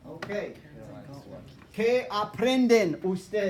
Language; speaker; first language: Spanish; non-native, fluent; English